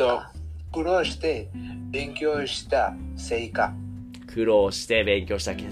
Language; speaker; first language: Japanese; non-native, learner; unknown